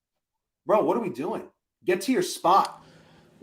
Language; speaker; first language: English; native; English